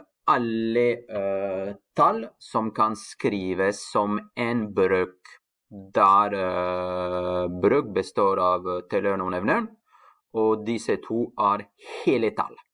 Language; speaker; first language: Norwegian; non-native, fluent; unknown